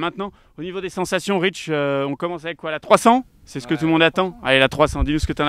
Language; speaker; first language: French; native; French